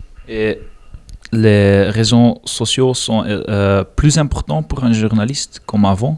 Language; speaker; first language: French; non-native, learner; Dutch